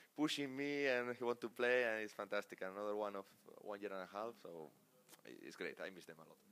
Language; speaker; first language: English; non-native, fluent; Spanish